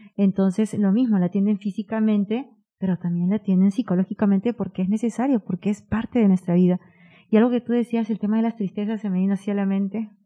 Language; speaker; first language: Spanish; native; Spanish